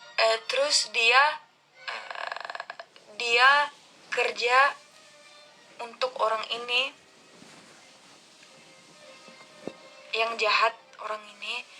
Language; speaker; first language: Indonesian; non-native, learner; Turkish